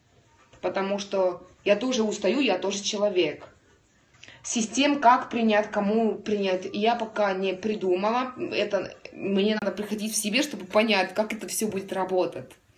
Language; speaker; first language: Russian; non-native, learner; Estonian